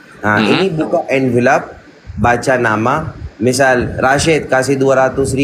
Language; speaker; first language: Indonesian; non-native, learner; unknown